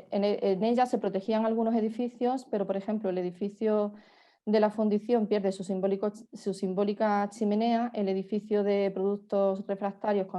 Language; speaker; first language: Spanish; native; Spanish